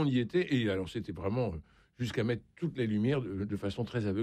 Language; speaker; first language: French; native; French